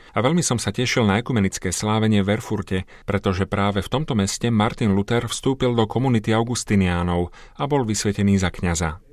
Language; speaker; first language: Slovak; native; Slovak